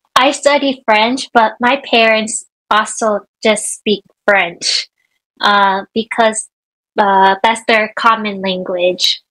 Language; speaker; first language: English; native; English